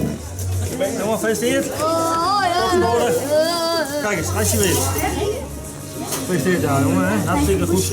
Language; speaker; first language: Dutch; native; Dutch